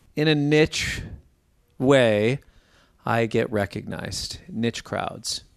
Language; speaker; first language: English; native; English